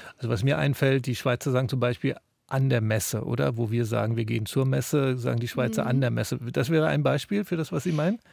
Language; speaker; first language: German; native; German